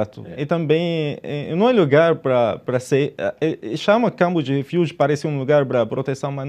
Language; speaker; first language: Portuguese; non-native, fluent; Arabic